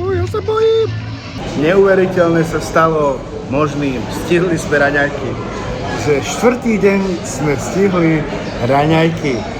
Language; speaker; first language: Slovak; non-native, local second language; Hungarian